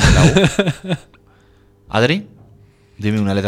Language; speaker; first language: Spanish; native; Spanish